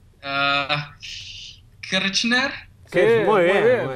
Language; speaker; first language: Spanish; non-native, learner; English